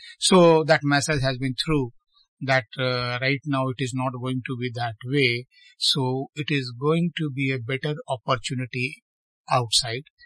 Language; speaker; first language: English; non-native, local second language; Hindi